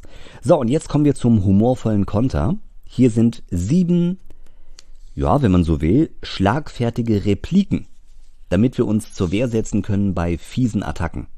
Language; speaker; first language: German; native; German